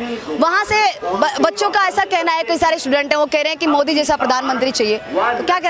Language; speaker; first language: Hindi; native; Hindi